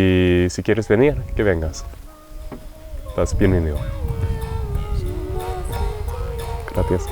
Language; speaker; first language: Spanish; non-native, fluent; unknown